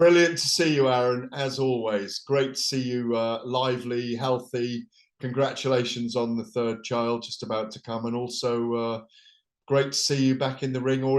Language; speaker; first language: English; native; English